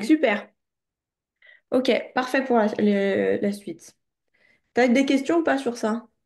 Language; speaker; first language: French; native; French